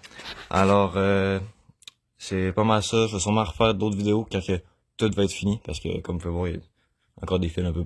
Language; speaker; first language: French; native; French